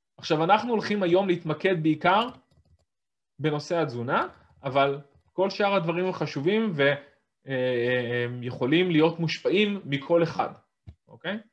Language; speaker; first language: Hebrew; native; Hebrew